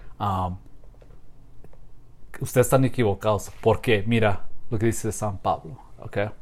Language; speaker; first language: Spanish; non-native, learner; English